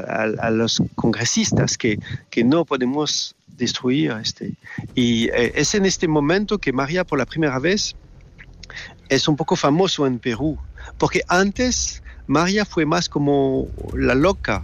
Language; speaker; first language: Spanish; non-native, fluent; French